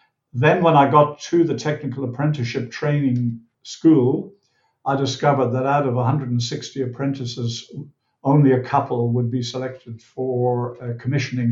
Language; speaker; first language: English; native; English